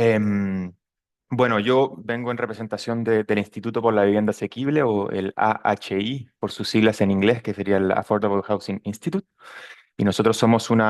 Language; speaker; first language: Spanish; native; Spanish